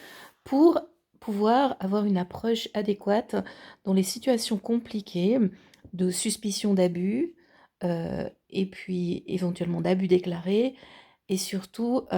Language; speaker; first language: French; native; French